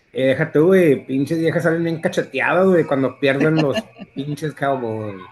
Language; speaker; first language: Spanish; early bilingual, heritage; Spanish